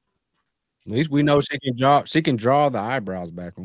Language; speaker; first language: English; native; English